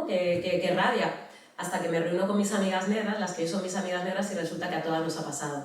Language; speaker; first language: Spanish; native; Spanish